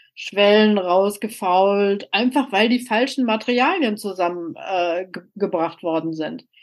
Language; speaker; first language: German; native; German